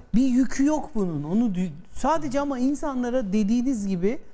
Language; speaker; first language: Turkish; native; Turkish